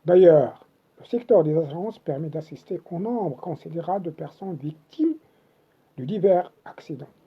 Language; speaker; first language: French; non-native, local second language; Arabic